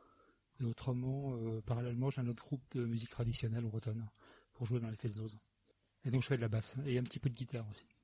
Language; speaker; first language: French; native; French